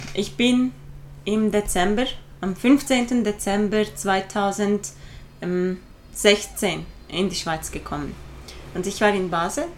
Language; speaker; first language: German; non-native, fluent; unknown